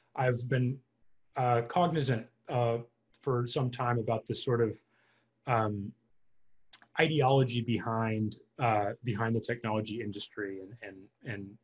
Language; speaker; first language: English; native; English